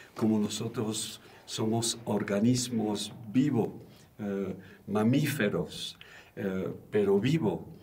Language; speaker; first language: Spanish; non-native, fluent; French